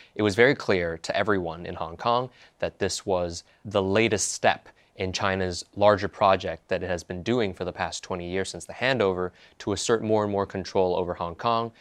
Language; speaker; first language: English; non-native, local second language; Cantonese